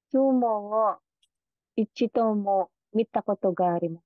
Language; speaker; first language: Japanese; non-native, learner; Filipino